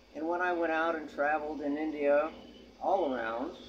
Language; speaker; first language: English; native; English